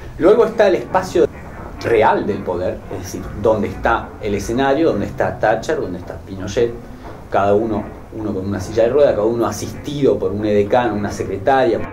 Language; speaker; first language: Spanish; native; Spanish